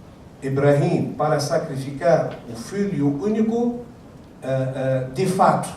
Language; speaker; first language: Portuguese; non-native, fluent; Arabic